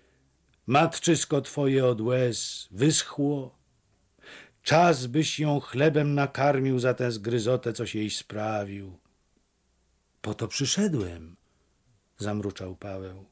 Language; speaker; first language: Polish; native; Polish